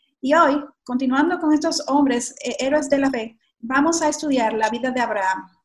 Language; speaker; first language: Spanish; native; Spanish